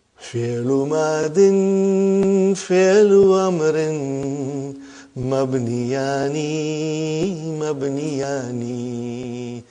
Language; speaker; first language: Arabic; non-native, fluent; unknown